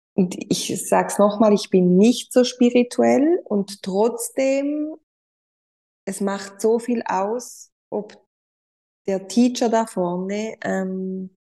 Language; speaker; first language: German; non-native, fluent; Spanish